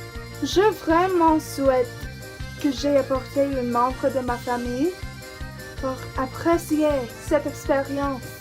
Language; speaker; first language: French; non-native, learner; English